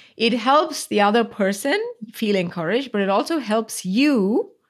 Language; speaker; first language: English; non-native, local second language; Tamil